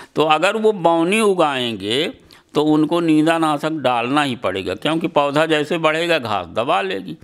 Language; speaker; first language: Hindi; native; Hindi